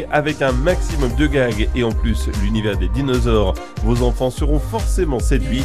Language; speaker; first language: French; native; French